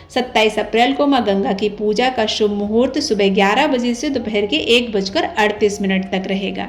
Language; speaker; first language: Hindi; native; Hindi